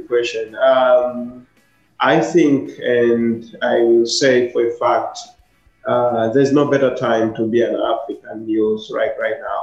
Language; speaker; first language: English; non-native, local second language; Swahili